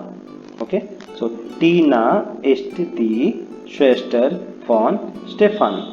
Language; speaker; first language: German; non-native, fluent; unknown